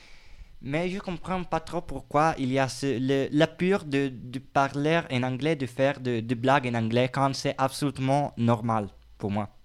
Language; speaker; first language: French; non-native, fluent; Italian